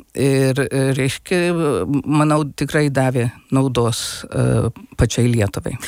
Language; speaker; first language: Lithuanian; early bilingual, heritage; Lithuanian